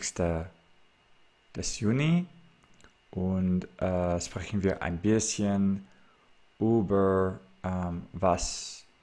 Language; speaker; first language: German; non-native, learner; English